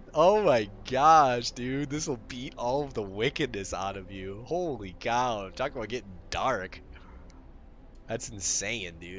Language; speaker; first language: English; native; English